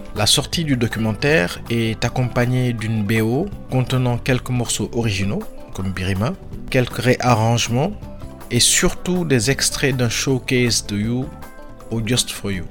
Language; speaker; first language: French; non-native, local second language; Wolof